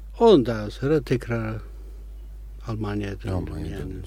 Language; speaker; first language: Turkish; non-native, fluent; Italian